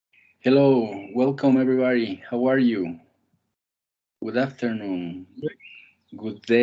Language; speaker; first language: English; non-native, fluent; Spanish